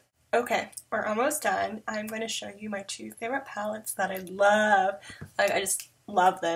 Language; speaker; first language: English; native; English